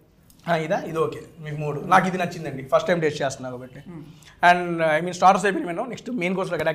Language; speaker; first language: Telugu; native; Telugu